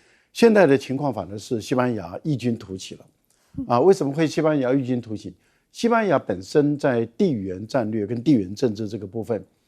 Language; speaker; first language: Chinese; native; Chinese